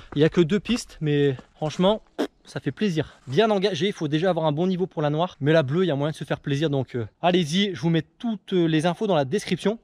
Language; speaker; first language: French; native; French